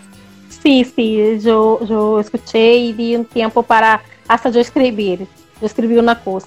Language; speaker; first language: Spanish; non-native, fluent; Portuguese